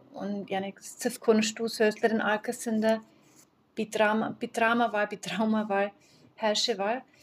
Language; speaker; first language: Turkish; early bilingual, heritage; Turkish